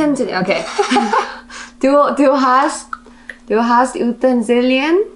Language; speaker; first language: German; non-native, learner; Korean